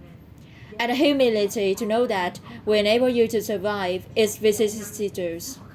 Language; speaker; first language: English; non-native, learner; Vietnamese